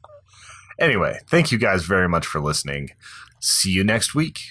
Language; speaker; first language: English; native; English